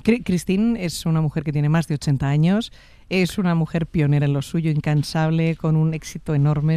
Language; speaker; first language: Spanish; native; Spanish